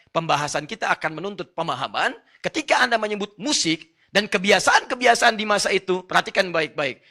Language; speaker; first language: Indonesian; non-native, fluent; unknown